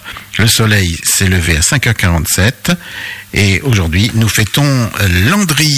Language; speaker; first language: French; native; French